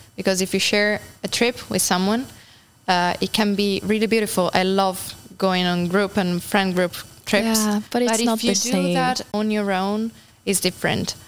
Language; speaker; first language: English; non-native, fluent; Italian